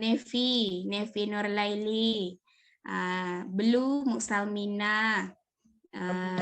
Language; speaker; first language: English; non-native, learner; Indonesian